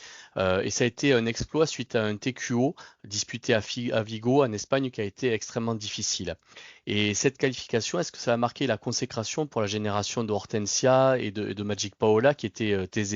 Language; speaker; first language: French; native; French